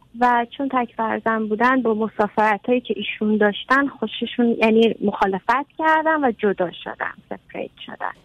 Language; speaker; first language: Persian; native; Persian